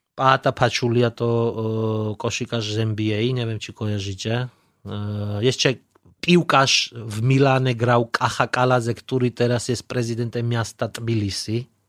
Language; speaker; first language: Polish; non-native, learner; Georgian